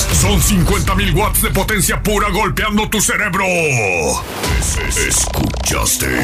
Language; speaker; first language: Spanish; native; Spanish